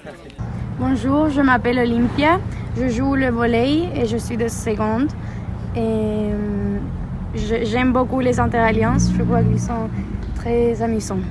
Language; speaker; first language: French; non-native, learner; Spanish